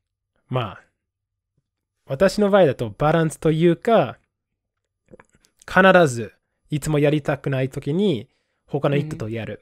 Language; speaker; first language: Japanese; non-native, fluent; English